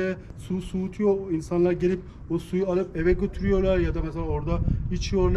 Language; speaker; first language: Turkish; non-native, learner; Persian